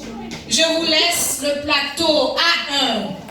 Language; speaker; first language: French; non-native, learner; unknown